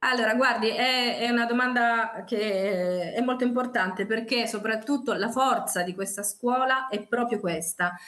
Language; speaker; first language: Italian; native; Italian